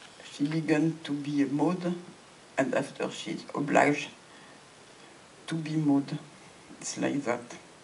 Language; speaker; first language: English; non-native, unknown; French